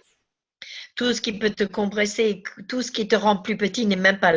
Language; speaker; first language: French; native; French